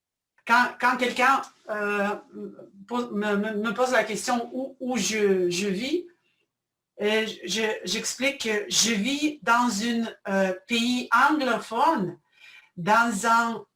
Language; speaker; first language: French; non-native, fluent; Russian